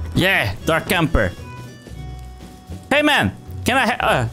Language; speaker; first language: English; non-native, learner; Portuguese